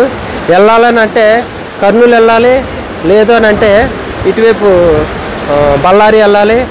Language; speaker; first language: Telugu; native; Telugu